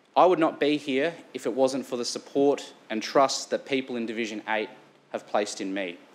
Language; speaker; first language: English; native; English